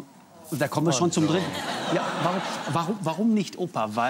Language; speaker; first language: German; native; German